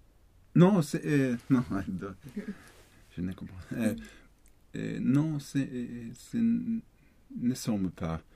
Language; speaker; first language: French; non-native, learner; Swedish